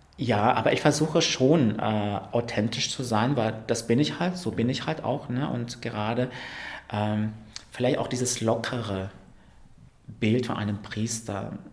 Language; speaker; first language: German; early bilingual, other home language; Vietnamese